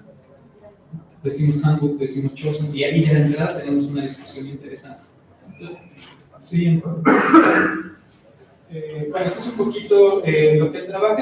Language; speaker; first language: Spanish; native; Spanish